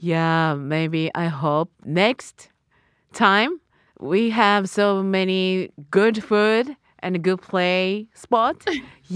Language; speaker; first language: English; non-native, learner; Japanese